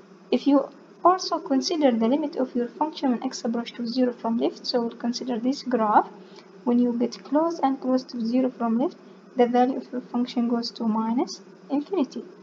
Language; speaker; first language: English; non-native, fluent; Arabic